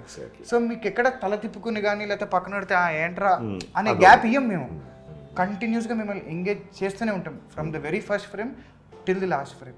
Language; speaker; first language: Telugu; non-native, learner; Malayalam